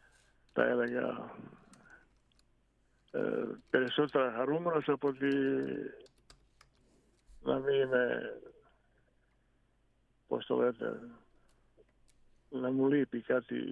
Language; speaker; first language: Greek; non-native, fluent; Bosnian